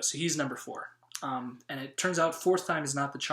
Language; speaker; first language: English; native; English